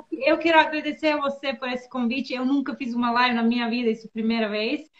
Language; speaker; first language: Portuguese; non-native, learner; Bosnian